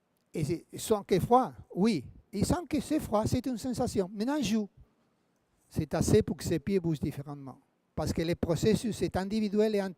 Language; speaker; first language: French; non-native, fluent; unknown